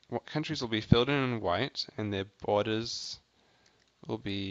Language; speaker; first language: English; native; English